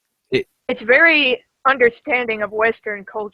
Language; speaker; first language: English; native; English